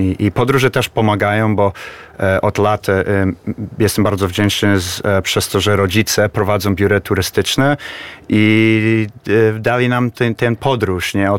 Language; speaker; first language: Polish; early bilingual, heritage; Polish